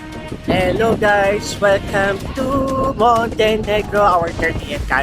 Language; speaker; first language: English; non-native, local second language; Filipino